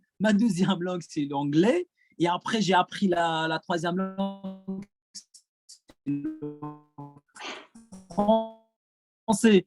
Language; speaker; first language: French; non-native, fluent; Arabic